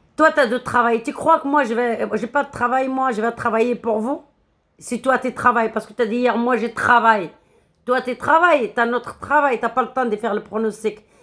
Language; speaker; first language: French; non-native, local second language; Arabic